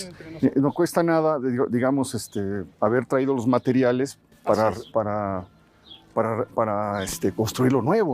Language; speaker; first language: Spanish; native; Spanish